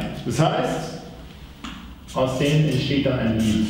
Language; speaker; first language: German; native; German